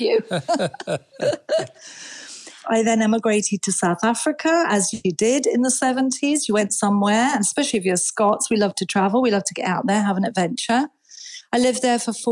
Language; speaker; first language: English; native; English